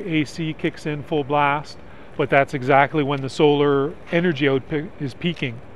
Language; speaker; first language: English; native; English